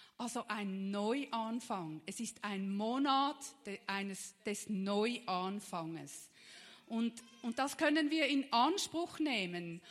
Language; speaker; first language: German; native; German